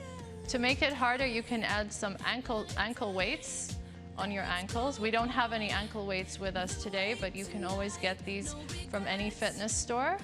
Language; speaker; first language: English; non-native, local second language; Arabic